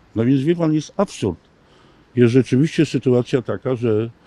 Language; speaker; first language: Polish; native; Polish